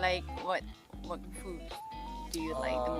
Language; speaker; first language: English; non-native, fluent; Japanese